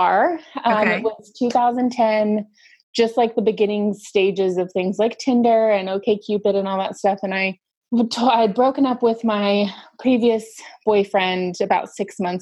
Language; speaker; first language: English; native; English